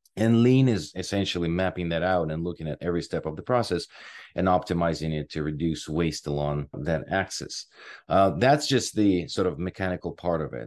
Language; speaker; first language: English; non-native, fluent; Ukrainian